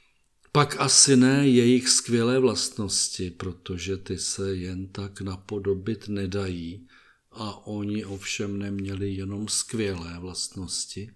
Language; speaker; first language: Czech; native; Czech